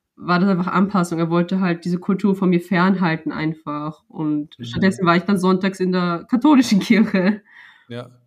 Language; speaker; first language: German; native; German